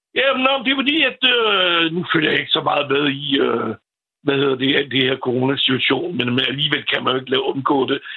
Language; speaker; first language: Danish; non-native, fluent; French